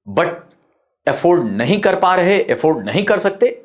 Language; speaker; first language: Hindi; native; Hindi